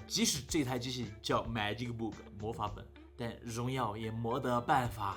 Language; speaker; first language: Chinese; native; Chinese